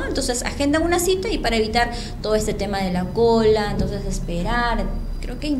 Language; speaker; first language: Spanish; native; Spanish